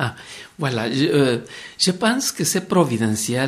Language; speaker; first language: French; non-native, fluent; Spanish